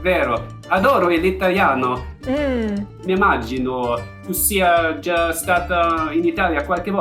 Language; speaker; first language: Italian; non-native, learner; German